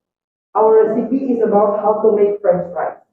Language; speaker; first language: English; non-native, learner; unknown